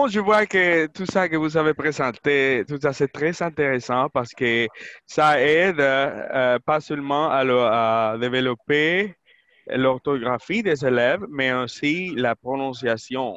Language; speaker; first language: French; non-native, fluent; Spanish